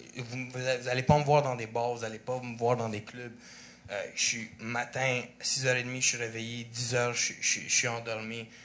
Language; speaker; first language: French; early bilingual, other home language; Russian